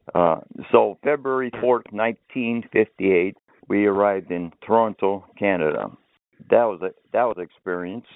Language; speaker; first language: English; early bilingual, other home language; Finnish